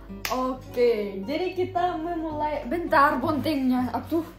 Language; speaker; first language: Indonesian; non-native, fluent; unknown